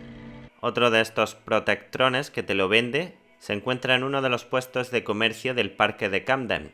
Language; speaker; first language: Spanish; native; Spanish